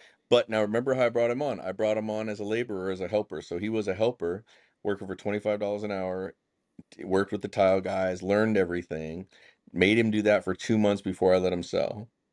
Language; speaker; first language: English; native; English